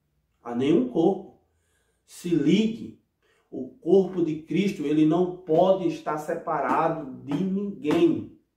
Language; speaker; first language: Portuguese; native; Portuguese